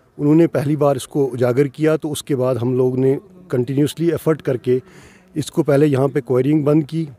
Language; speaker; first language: Urdu; non-native, local second language; Kashmiri